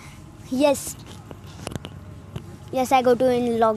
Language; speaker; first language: English; non-native, learner; Hindi